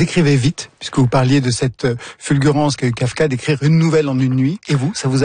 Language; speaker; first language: French; native; French